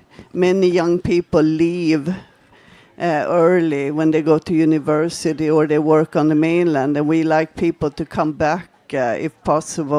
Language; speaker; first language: English; non-native, fluent; Swedish